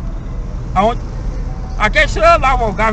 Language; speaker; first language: Portuguese; native; Portuguese